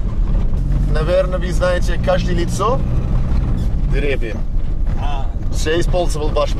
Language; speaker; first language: Russian; non-native, learner; English